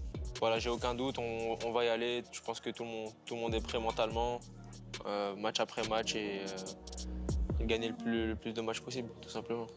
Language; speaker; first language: French; native; French